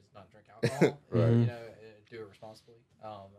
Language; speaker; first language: English; native; English